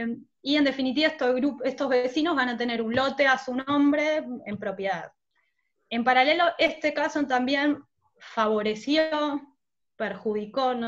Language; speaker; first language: Spanish; native; Spanish